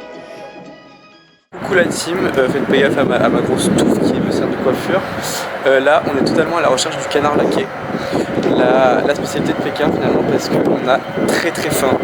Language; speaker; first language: French; native; French